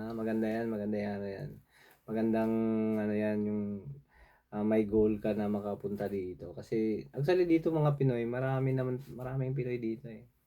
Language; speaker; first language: Filipino; non-native, local second language; Cebuano